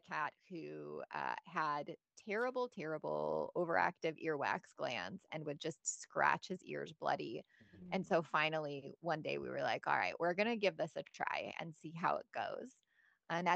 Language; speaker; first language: English; non-native, fluent; Bosnian